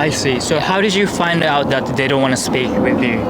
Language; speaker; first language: English; non-native, learner; Japanese